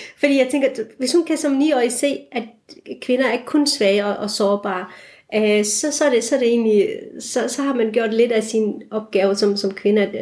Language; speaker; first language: Danish; early bilingual, other home language; Turkish